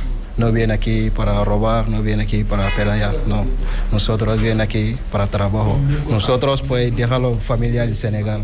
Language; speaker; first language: Spanish; non-native, learner; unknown